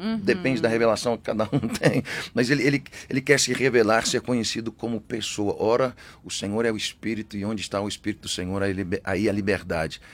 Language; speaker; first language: Portuguese; early bilingual, other home language; English